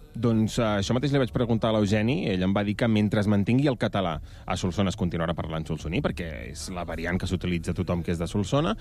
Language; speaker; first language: Catalan; native; Catalan